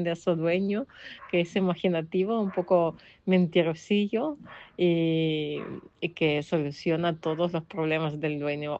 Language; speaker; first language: Spanish; non-native, fluent; Russian